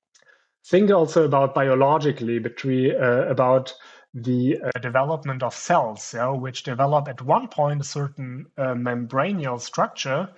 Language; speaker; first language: English; non-native, fluent; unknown